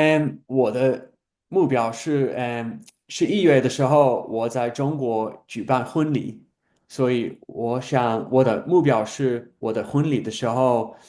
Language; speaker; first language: Chinese; non-native, fluent; English